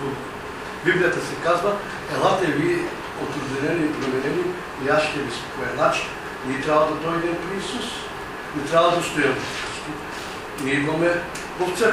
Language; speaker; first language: Bulgarian; non-native, local second language; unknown